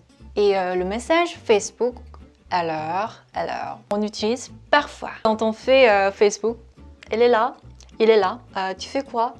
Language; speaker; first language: French; non-native, fluent; Korean